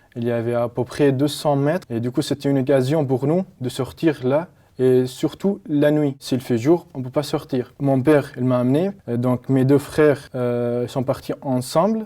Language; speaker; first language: French; non-native, learner; Arabic